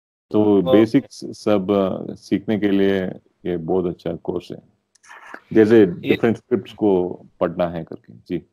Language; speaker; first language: Hindi; non-native, local second language; Telugu